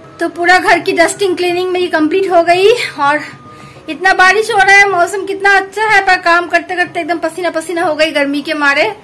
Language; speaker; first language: Hindi; non-native, local second language; Bangla